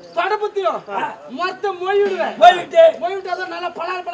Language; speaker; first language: Tamil; native; Tamil